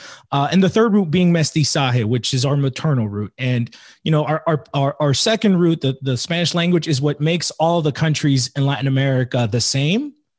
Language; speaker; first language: English; native; English